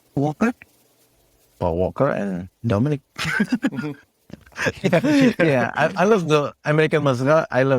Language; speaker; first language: English; non-native, learner; Indonesian